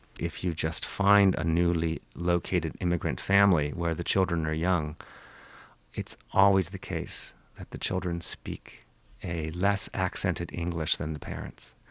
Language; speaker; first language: English; native; English